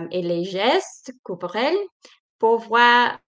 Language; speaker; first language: French; non-native, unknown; English